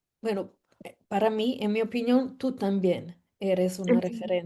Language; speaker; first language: Spanish; non-native, fluent; Italian